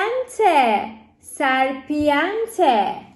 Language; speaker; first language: Spanish; non-native, learner; Turkish